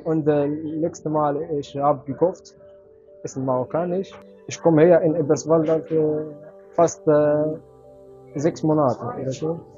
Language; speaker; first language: German; non-native, learner; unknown